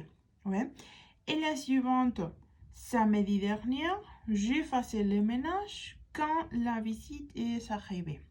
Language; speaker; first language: French; non-native, fluent; Spanish